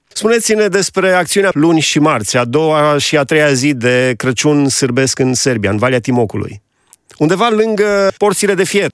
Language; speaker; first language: Romanian; native; Romanian